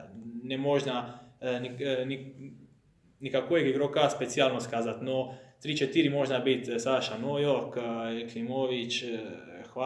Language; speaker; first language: Russian; non-native, learner; Croatian